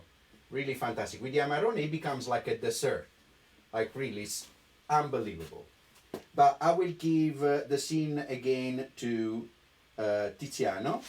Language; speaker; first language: English; non-native, fluent; Italian